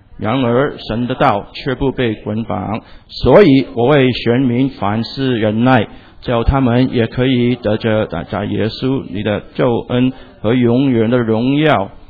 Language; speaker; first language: Chinese; non-native, local second language; Cantonese